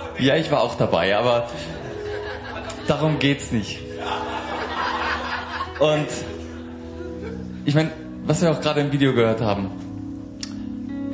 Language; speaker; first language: German; native; German